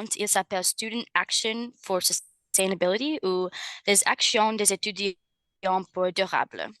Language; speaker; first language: French; non-native, learner; English